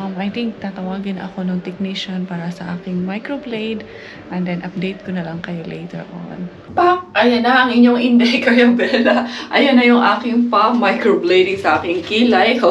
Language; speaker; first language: Filipino; non-native, local second language; Cebuano